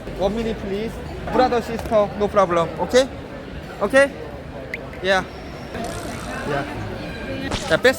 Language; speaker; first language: English; non-native, learner; Korean